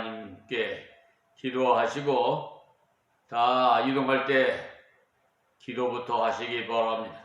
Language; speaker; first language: Korean; native; Korean